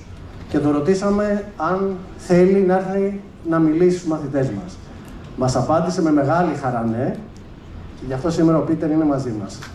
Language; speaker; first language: Greek; native; Greek